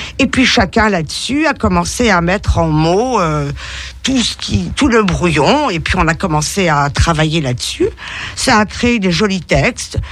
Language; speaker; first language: French; native; French